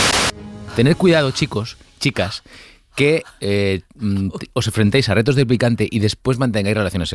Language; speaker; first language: Spanish; native; Spanish